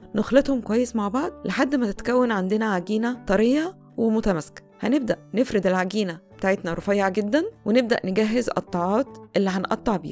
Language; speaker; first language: Arabic; native; Arabic